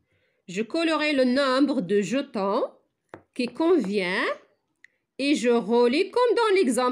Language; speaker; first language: French; non-native, local second language; Arabic